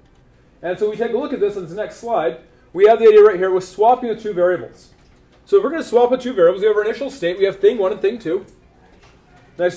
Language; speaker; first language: English; native; English